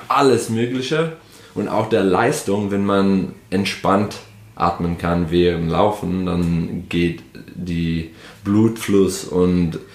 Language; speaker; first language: German; non-native, fluent; English